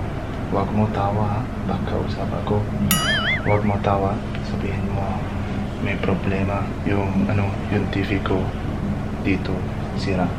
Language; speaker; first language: Filipino; non-native, learner; Arabic